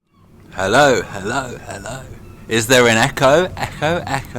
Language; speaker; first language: English; native; English